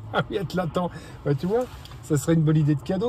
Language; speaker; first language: French; native; French